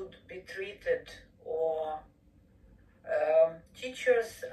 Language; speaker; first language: English; non-native, fluent; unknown